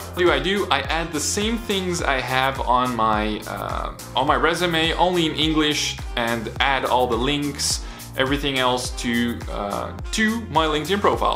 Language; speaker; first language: English; non-native, fluent; Dutch